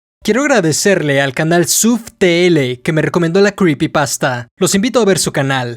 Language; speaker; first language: Spanish; native; Spanish